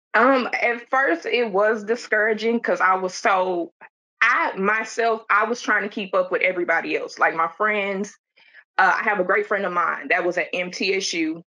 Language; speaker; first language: English; native; English